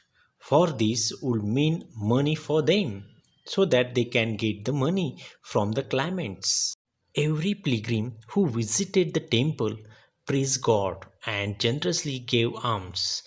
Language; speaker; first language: English; non-native, local second language; Marathi